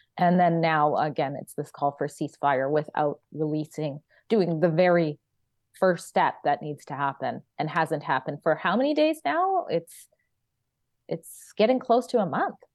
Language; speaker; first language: English; native; English